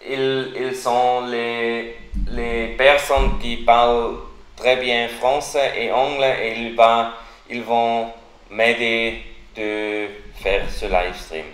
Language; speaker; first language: French; non-native, learner; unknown